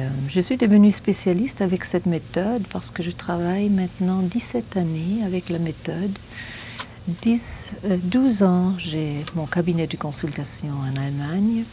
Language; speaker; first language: French; non-native, fluent; German